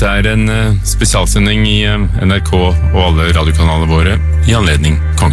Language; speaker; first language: Norwegian; native; Norwegian